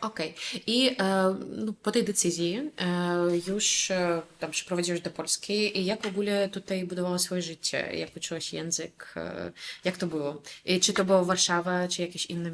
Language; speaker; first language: Polish; non-native, fluent; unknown